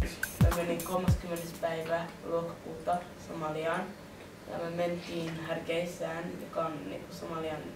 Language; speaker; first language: Finnish; early bilingual, other home language; Somali